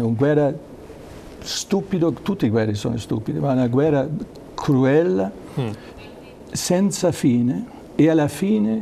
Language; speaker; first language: Italian; non-native, learner; German